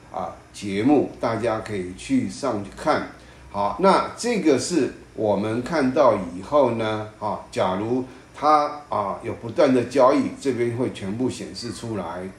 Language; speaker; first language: Chinese; native; Chinese